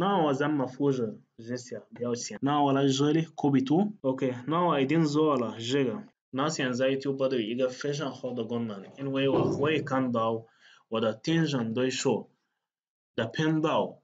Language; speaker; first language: Chinese; non-native, fluent; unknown